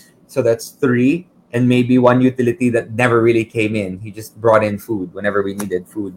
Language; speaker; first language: English; early bilingual, other home language; Filipino